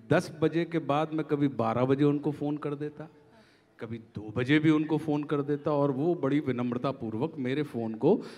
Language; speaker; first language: Hindi; native; Hindi